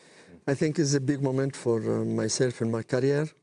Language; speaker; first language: English; non-native, learner; French